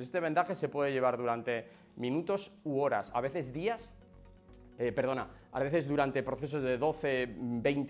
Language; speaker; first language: Spanish; native; Spanish